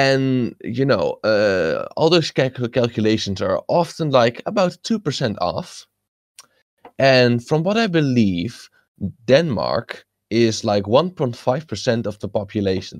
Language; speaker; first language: English; non-native, fluent; Dutch